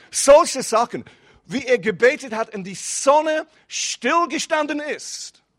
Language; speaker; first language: German; non-native, fluent; English